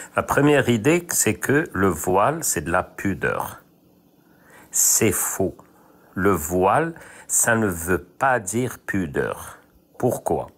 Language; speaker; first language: French; non-native, local second language; Arabic